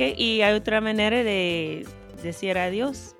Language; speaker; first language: Spanish; non-native, fluent; English